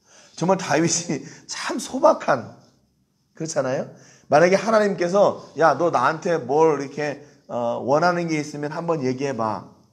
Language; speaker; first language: Korean; native; Korean